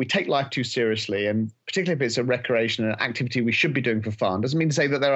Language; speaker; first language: English; native; English